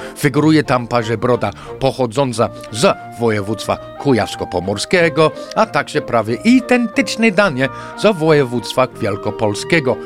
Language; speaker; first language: Polish; non-native, fluent; English